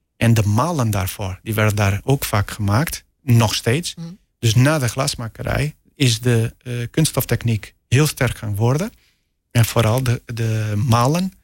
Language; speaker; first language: Dutch; non-native, fluent; Portuguese